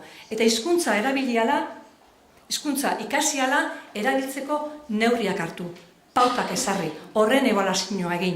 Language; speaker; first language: Basque; native; Basque